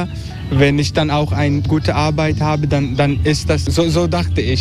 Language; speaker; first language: German; non-native, learner; Turkish